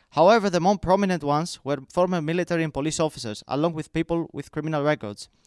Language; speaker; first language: English; non-native, fluent; Greek